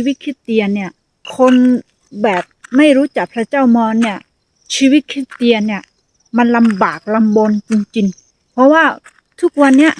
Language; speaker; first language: Thai; non-native, fluent; Akha